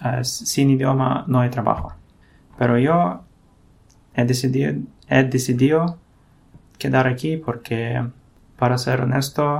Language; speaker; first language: Spanish; non-native, learner; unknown